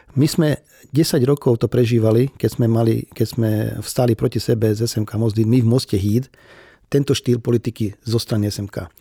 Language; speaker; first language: Slovak; non-native, local second language; Hungarian